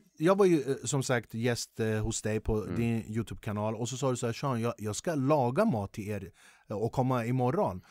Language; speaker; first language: Swedish; early bilingual, other home language; Kurdish